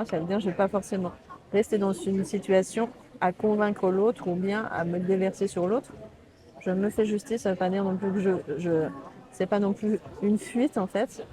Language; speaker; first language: French; native; French